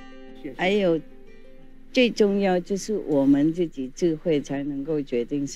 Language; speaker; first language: Chinese; non-native, fluent; Vietnamese